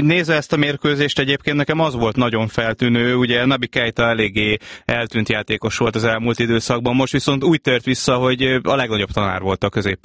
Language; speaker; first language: Hungarian; native; Hungarian